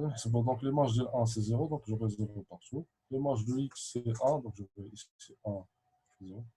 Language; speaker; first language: French; non-native, local second language; Arabic